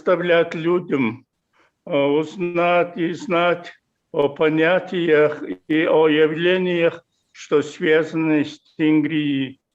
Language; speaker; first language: Russian; non-native, fluent; Mongolian